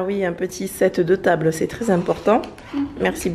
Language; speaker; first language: French; native; French